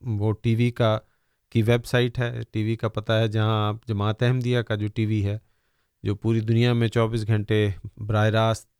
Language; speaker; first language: Urdu; native; Urdu